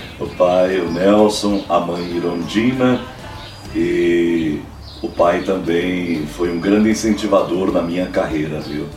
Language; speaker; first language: Portuguese; early bilingual, heritage; Portuguese